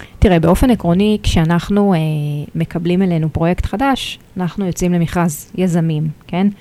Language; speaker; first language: Hebrew; native; Hebrew